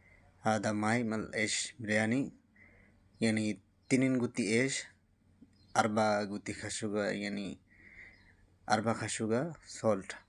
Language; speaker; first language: Arabic; non-native, learner; Bangla